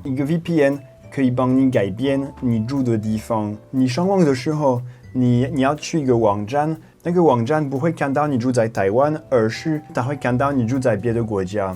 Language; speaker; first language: Chinese; non-native, fluent; French